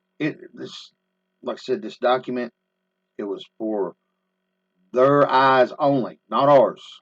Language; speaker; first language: English; native; English